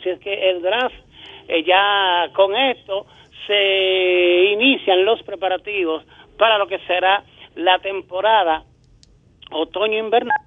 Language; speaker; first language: Spanish; native; Spanish